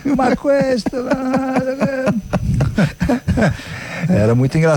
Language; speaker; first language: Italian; non-native, learner; Portuguese